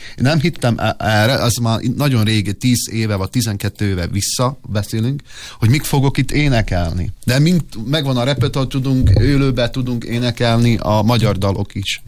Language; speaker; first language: Hungarian; non-native, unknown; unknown